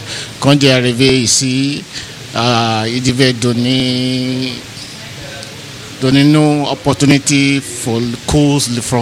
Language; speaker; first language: French; non-native, learner; English